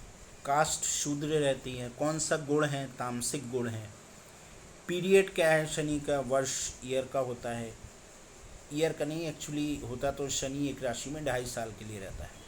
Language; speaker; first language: Hindi; native; Hindi